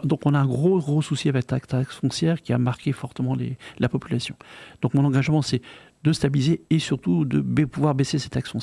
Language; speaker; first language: French; native; French